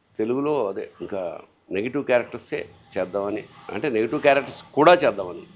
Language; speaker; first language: Telugu; native; Telugu